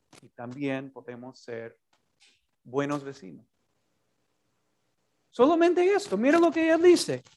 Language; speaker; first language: Spanish; non-native, fluent; English